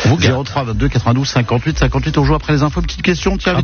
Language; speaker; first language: French; native; French